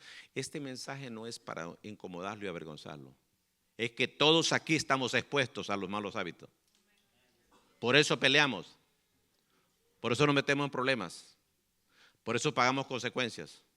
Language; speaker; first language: Spanish; native; Spanish